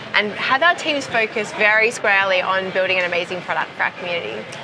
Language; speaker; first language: English; native; English